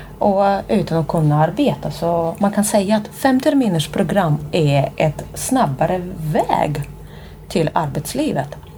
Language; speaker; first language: Swedish; non-native, fluent; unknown